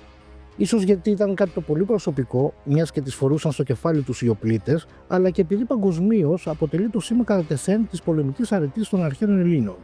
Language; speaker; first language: Greek; native; Greek